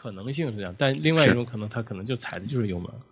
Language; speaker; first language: Chinese; native; Chinese